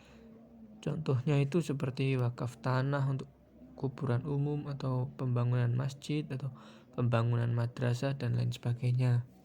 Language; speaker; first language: Indonesian; native; Indonesian